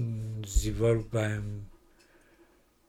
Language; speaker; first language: German; non-native, learner; Persian